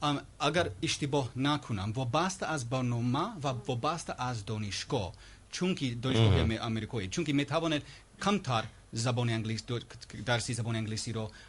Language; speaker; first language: Persian; non-native, learner; English